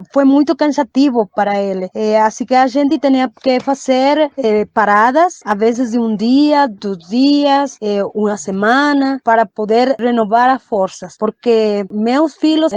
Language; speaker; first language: Portuguese; non-native, learner; Spanish